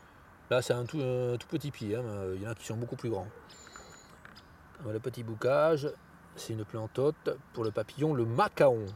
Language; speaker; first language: French; native; French